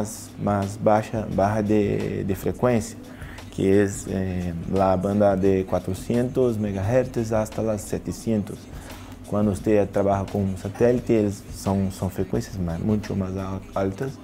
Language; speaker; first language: Spanish; non-native, learner; Portuguese